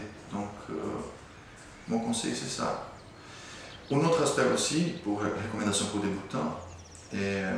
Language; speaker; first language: French; non-native, fluent; Portuguese